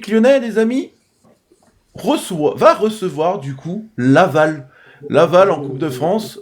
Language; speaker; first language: French; native; French